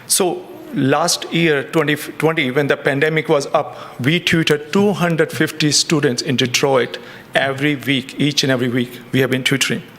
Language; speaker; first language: English; non-native, fluent; German